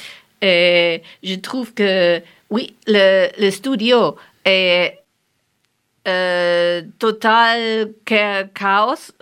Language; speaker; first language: French; non-native, learner; German